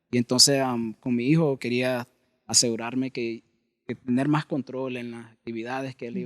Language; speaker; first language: Spanish; early bilingual, heritage; Spanish